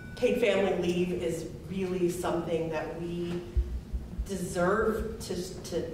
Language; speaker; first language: English; native; English